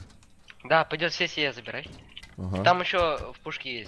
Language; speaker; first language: Russian; native; Russian